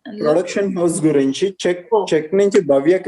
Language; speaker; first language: Telugu; native; Telugu